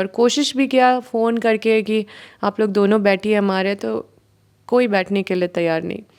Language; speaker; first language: Hindi; native; Hindi